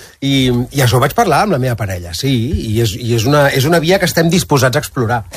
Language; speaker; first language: Catalan; native; Catalan